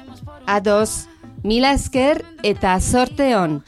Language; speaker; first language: Basque; non-native, learner; Spanish